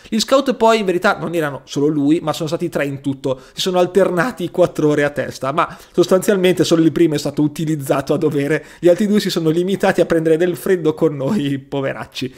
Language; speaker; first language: Italian; native; Italian